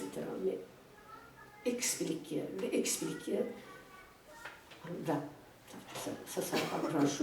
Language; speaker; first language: French; non-native, fluent; Turkish